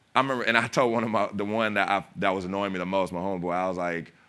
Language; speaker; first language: English; native; English